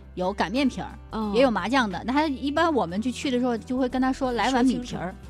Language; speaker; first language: Chinese; native; Chinese